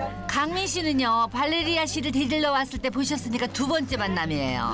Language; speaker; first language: Korean; native; Korean